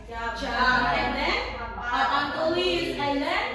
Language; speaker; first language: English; non-native, learner; Indonesian